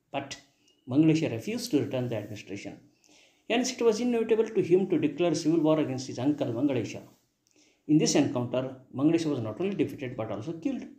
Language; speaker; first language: English; non-native, local second language; Kannada